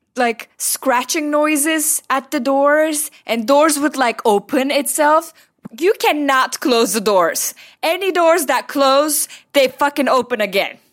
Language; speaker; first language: English; non-native, fluent; Turkish